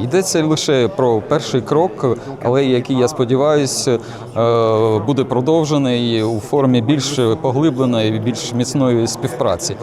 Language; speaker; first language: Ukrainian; non-native, fluent; French